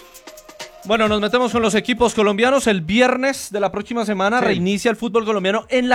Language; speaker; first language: Spanish; native; Spanish